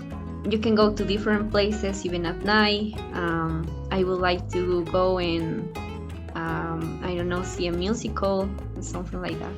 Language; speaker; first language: English; non-native, fluent; Spanish